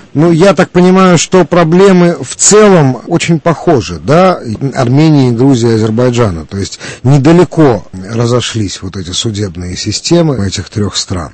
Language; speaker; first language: Russian; native; Russian